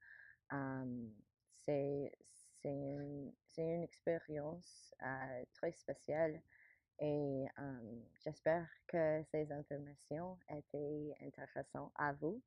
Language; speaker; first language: French; non-native, learner; English